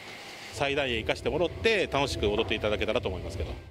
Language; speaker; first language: Japanese; native; Japanese